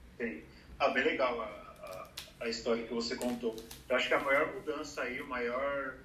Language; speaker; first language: Portuguese; native; Portuguese